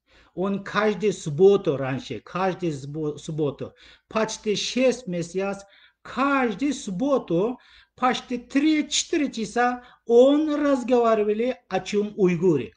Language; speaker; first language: Russian; non-native, learner; Uyghur